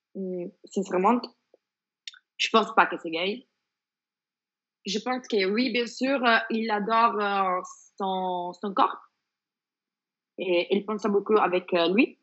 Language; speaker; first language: French; non-native, fluent; Spanish